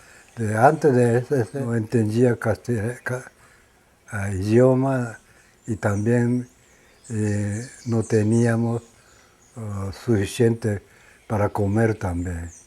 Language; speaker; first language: Spanish; non-native, learner; Japanese